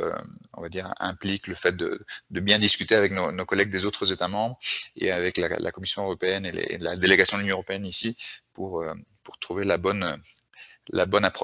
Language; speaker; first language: French; native; French